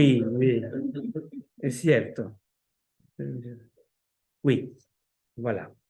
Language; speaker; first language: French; non-native, fluent; Spanish